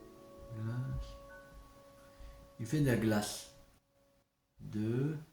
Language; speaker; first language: French; native; French